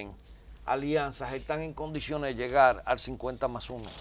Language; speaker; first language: Spanish; native; Spanish